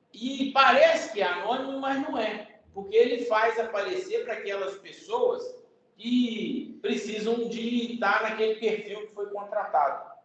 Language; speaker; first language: Portuguese; native; Portuguese